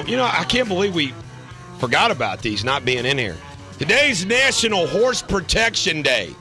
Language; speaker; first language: English; native; English